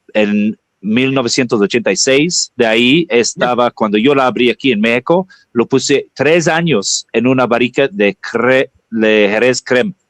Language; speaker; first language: Spanish; non-native, learner; English